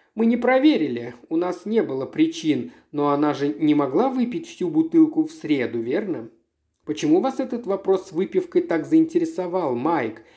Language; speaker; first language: Russian; native; Russian